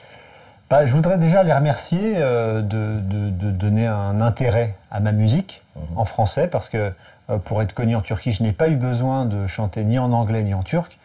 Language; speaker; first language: French; native; French